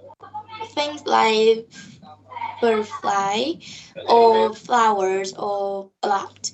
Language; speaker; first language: English; non-native, learner; Vietnamese